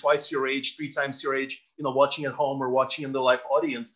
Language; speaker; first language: English; non-native, fluent; Ukrainian